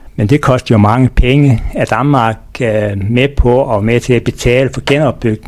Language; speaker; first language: Danish; native; Danish